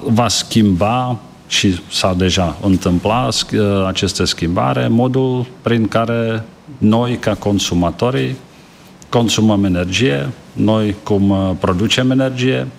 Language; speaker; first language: Romanian; non-native, learner; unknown